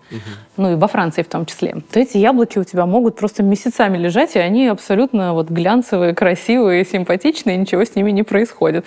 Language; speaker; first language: Russian; native; Russian